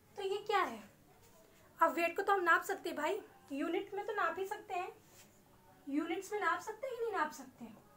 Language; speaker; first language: Hindi; native; Hindi